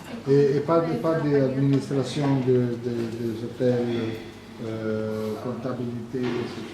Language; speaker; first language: French; non-native, fluent; Italian